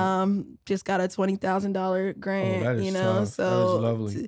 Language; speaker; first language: English; native; English